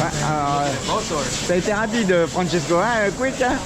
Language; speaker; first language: French; native; French